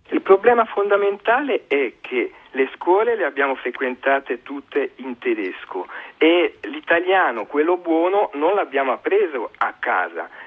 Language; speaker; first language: Italian; early bilingual, heritage; Italian